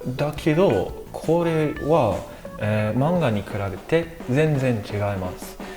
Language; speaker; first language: Japanese; non-native, learner; English